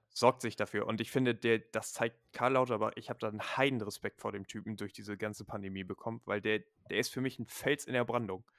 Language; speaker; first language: German; native; German